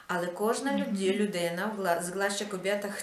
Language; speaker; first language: Polish; non-native, learner; Ukrainian